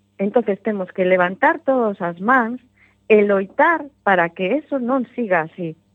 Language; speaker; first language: Galician; non-native, local second language; Spanish